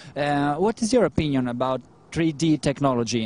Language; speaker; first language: English; non-native, fluent; Italian